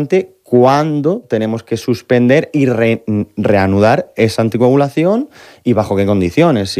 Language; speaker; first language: Spanish; native; Spanish